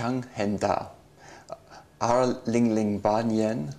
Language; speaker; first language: Chinese; non-native, learner; English